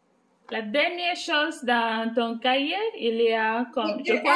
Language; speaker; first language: French; non-native, fluent; English